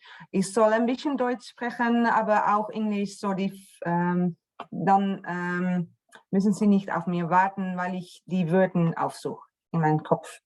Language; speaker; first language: German; non-native, learner; Dutch